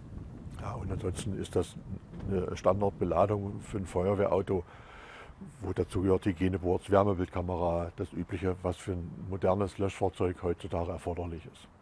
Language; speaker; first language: German; native; German